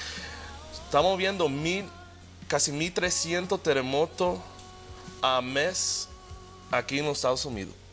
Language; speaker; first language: Spanish; early bilingual, heritage; Spanish